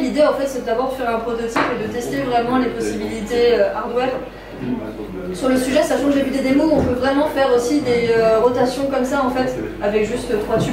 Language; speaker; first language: French; native; French